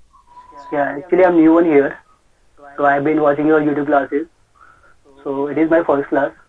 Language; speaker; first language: English; non-native, fluent; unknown